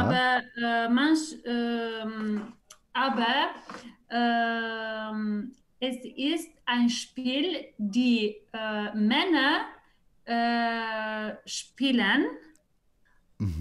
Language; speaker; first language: German; non-native, learner; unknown